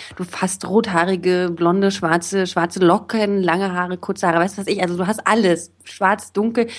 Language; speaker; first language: German; native; German